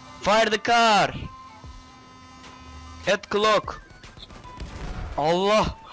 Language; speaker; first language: English; non-native, learner; Turkish